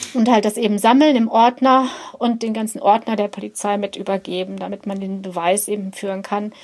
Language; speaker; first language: German; native; German